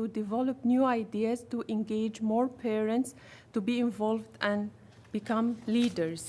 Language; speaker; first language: English; non-native, fluent; Arabic